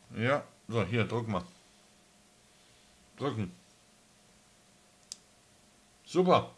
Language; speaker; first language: German; native; German